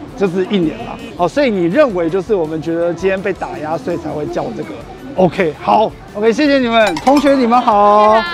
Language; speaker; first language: Chinese; native; Chinese